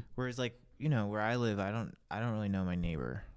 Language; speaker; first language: English; native; English